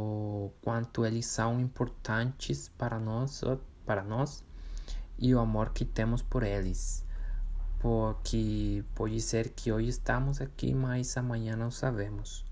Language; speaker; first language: Portuguese; non-native, learner; Spanish